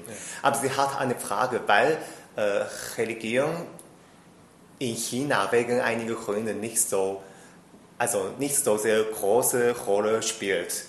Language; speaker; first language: German; non-native, fluent; Chinese